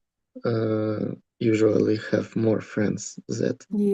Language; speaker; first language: English; non-native, learner; Russian